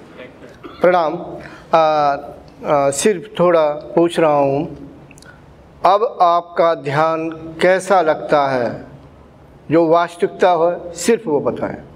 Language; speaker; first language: Hindi; native; Hindi